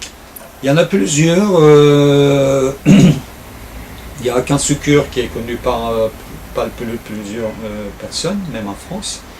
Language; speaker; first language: French; non-native, fluent; Turkish